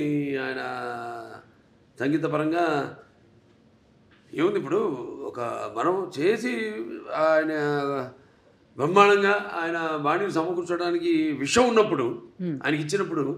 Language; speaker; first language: Telugu; native; Telugu